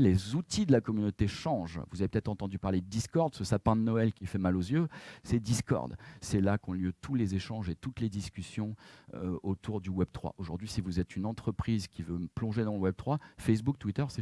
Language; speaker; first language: French; native; French